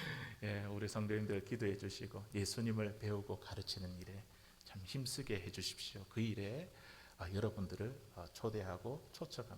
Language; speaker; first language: Korean; native; Korean